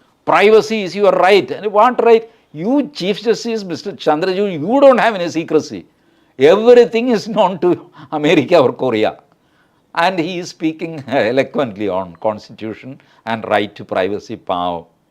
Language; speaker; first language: English; non-native, local second language; Malayalam